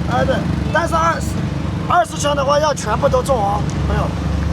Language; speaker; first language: Chinese; native; Chinese